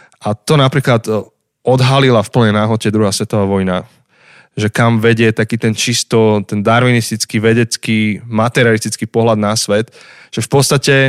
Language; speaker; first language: Slovak; native; Slovak